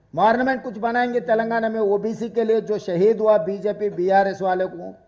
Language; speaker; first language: Hindi; non-native, local second language; Telugu